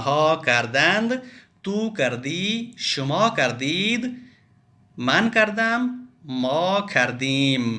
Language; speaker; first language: Persian; non-native, fluent; Urdu